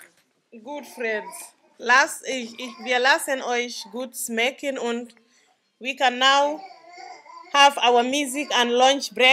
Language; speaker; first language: German; non-native, local second language; Mandingo